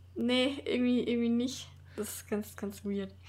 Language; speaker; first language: German; native; German